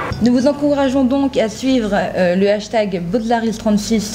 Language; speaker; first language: French; native; French